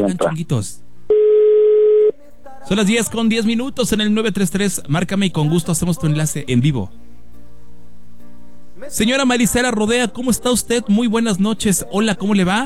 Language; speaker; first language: Spanish; native; Spanish